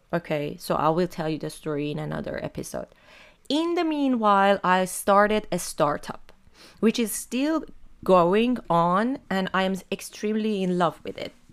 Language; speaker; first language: English; non-native, fluent; Persian